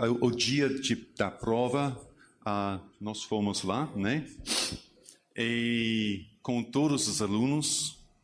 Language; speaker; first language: Portuguese; non-native, learner; English